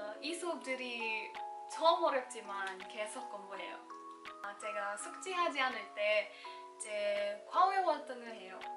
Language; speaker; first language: Korean; non-native, learner; Filipino